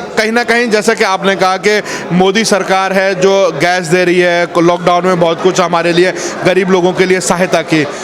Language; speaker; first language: Hindi; native; Hindi